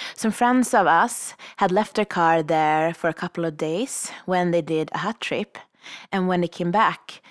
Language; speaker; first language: English; non-native, fluent; Swedish